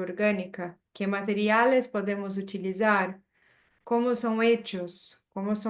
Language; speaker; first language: Spanish; non-native, learner; Portuguese